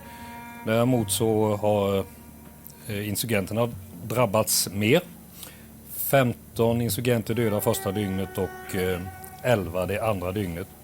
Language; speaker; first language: Swedish; native; Swedish